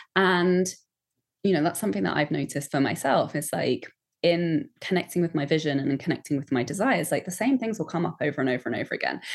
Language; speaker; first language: English; native; English